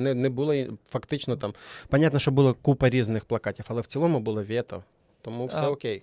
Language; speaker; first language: Ukrainian; native; Ukrainian